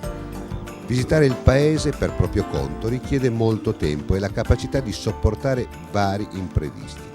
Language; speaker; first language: Italian; native; Italian